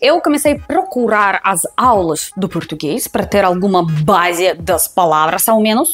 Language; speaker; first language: Portuguese; non-native, fluent; Russian